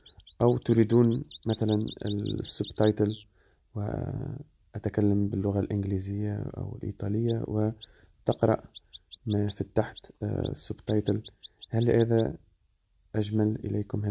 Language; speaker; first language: Arabic; early bilingual, heritage; Arabic